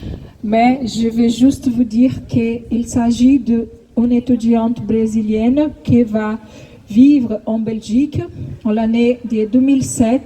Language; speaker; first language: French; non-native, fluent; Portuguese